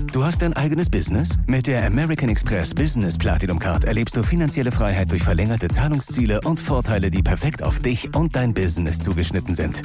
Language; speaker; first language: German; native; German